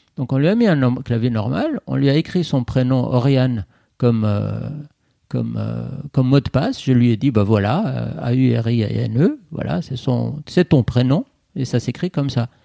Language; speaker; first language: French; non-native, fluent; Persian